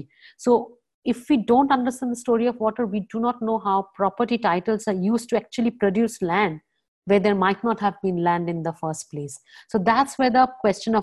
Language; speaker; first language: English; non-native, local second language; Bangla